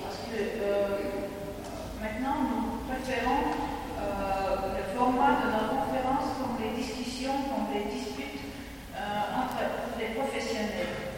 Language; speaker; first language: French; non-native, fluent; Russian